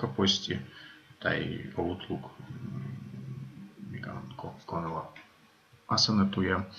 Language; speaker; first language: Finnish; non-native, fluent; Russian